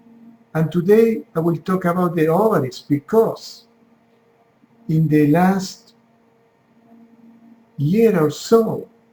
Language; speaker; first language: English; non-native, fluent; Spanish